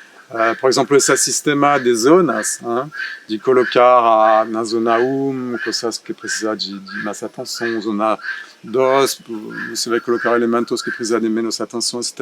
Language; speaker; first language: Portuguese; non-native, fluent; French